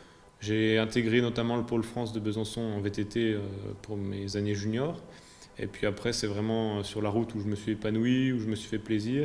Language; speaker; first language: French; native; French